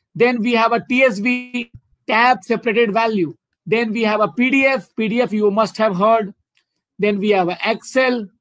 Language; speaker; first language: English; non-native, local second language; Hindi